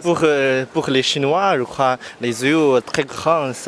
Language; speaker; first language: French; non-native, learner; Chinese